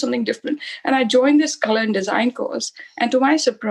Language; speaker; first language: English; non-native, local second language; Hindi